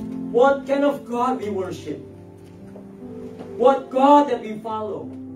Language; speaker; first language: English; non-native, fluent; Indonesian